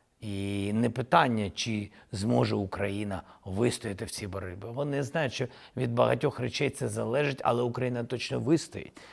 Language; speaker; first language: Ukrainian; non-native, local second language; Russian